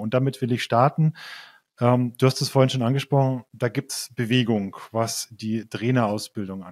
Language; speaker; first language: German; native; German